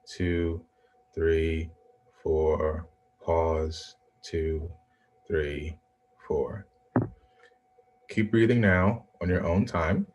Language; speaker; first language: English; native; English